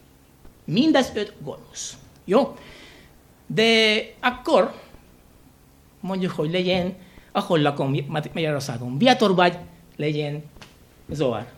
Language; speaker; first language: Hungarian; non-native, fluent; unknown